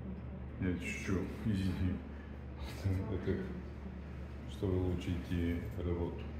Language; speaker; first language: Russian; non-native, learner; Bulgarian